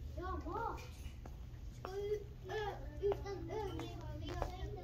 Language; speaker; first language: Swedish; early bilingual, other home language; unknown